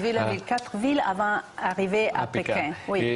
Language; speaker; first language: French; non-native, fluent; Italian